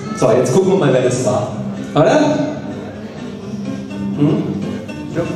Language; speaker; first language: German; early bilingual, other home language; Italian